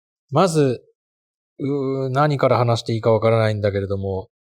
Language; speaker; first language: Japanese; native; Japanese